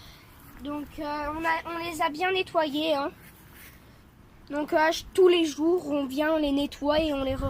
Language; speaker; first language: French; native; French